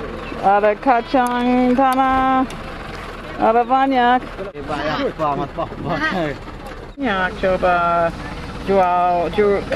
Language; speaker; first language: Indonesian; non-native, learner; English